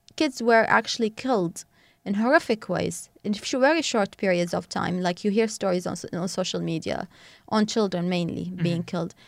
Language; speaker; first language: English; non-native, fluent; Arabic